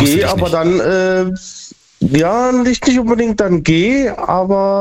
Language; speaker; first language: German; native; German